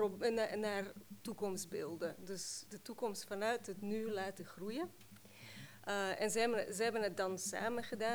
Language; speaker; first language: Dutch; non-native, fluent; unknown